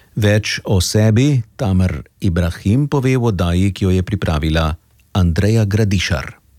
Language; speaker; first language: Slovenian; native; Slovenian